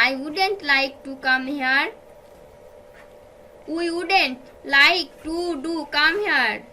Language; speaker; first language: English; non-native, fluent; Bangla